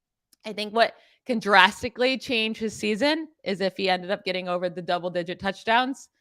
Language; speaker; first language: English; native; English